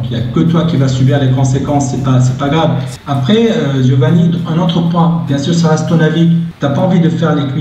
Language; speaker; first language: French; native; French